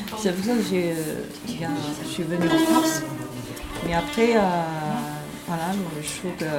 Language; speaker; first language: French; non-native, fluent; Chinese